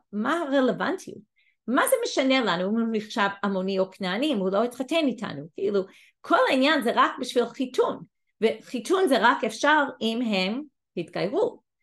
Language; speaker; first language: Hebrew; non-native, fluent; English